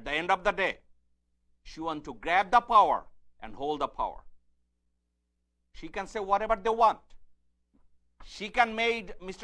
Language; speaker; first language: English; non-native, fluent; Bangla